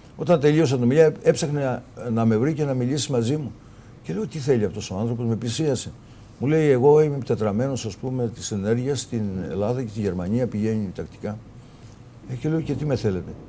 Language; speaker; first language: Greek; native; Greek